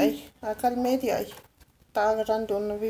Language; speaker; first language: Spanish; non-native, local second language; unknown